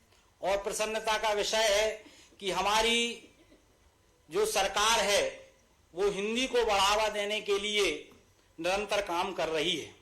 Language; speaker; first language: Hindi; native; Hindi